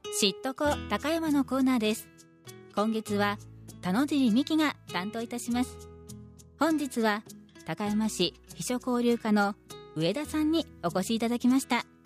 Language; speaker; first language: Japanese; native; Japanese